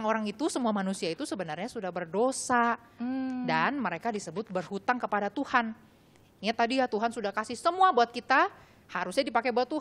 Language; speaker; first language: Indonesian; native; Indonesian